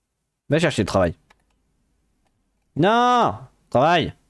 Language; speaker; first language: French; native; French